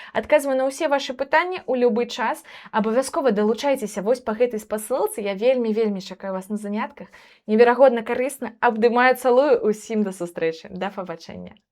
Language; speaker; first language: Belarusian; non-native, local second language; Russian